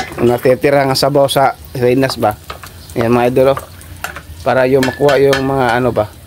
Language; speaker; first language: Filipino; non-native, local second language; Cebuano